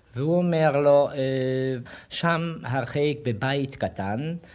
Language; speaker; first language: Hebrew; non-native, fluent; Polish